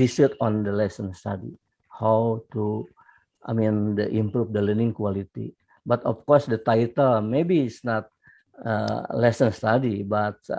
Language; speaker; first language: English; non-native, fluent; Indonesian